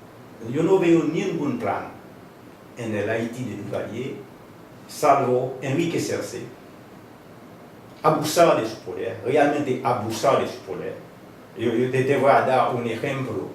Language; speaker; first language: Spanish; non-native, fluent; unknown